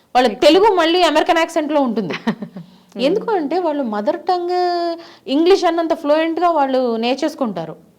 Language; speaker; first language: Telugu; native; Telugu